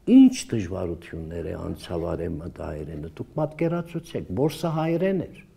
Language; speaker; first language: Armenian; early bilingual, heritage; Armenian